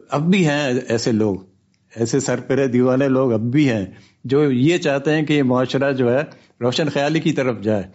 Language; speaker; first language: Urdu; non-native, local second language; Baluchi